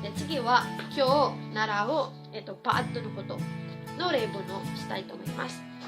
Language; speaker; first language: Japanese; non-native, fluent; Cebuano